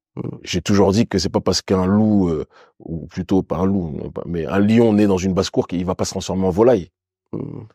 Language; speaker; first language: French; native; French